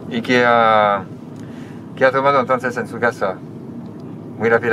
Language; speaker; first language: Spanish; non-native, fluent; French